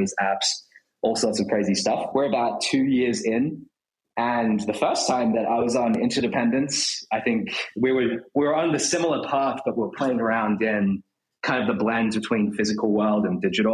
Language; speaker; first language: English; native; English